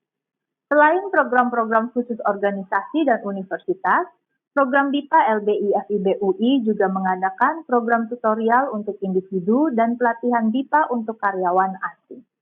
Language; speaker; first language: Indonesian; native; Indonesian